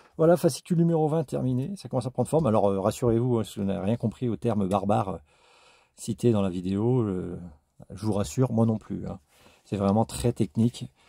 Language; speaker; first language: French; native; French